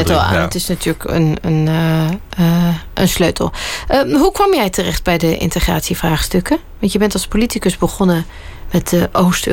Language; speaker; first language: Dutch; native; Dutch